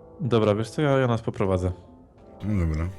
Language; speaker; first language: Polish; native; Polish